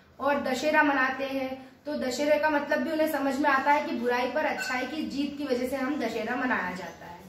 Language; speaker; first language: Hindi; native; Hindi